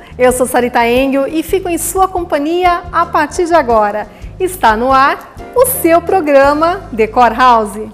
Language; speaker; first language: Portuguese; native; Portuguese